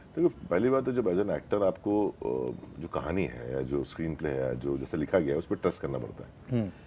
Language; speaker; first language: Hindi; non-native, local second language; Marathi